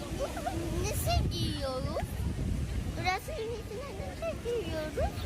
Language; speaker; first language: Turkish; early bilingual, other home language; Uzbek